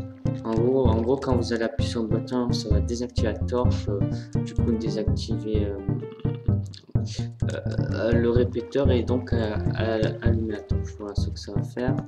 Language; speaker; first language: French; native; French